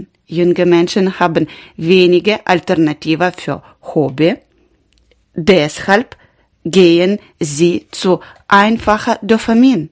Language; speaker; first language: German; non-native, learner; Ukrainian